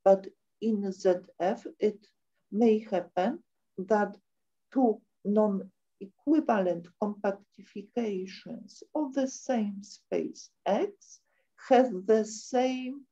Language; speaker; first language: English; non-native, fluent; Polish